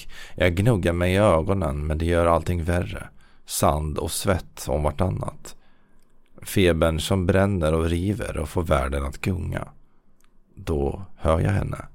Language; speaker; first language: Swedish; native; Swedish